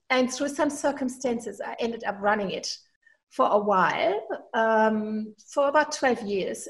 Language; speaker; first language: English; non-native, fluent; German